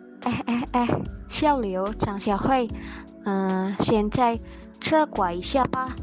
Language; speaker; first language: Chinese; non-native, learner; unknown